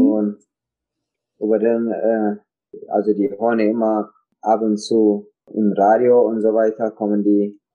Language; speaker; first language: German; non-native, learner; Tigrinya